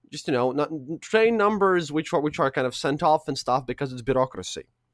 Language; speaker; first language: English; non-native, fluent; Russian